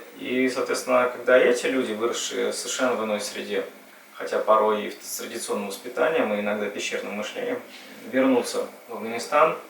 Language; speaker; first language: Russian; native; Russian